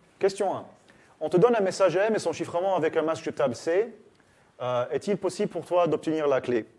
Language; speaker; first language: French; native; French